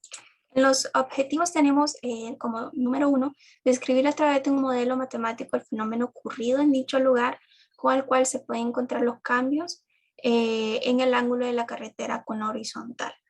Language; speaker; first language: Spanish; native; Spanish